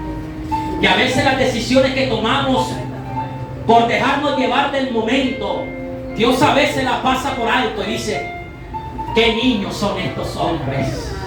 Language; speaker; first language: Spanish; native; Spanish